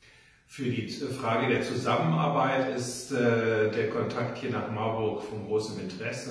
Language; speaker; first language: German; native; German